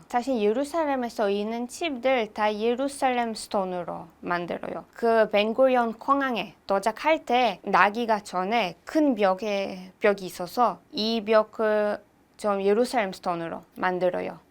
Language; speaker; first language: Korean; non-native, learner; Hebrew